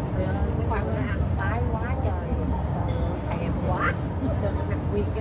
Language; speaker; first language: Vietnamese; native; Vietnamese